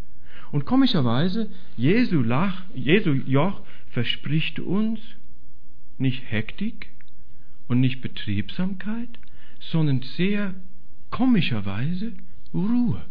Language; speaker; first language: German; non-native, fluent; English